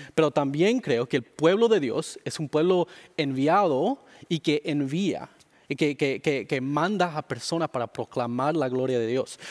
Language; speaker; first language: Spanish; early bilingual, heritage; Spanish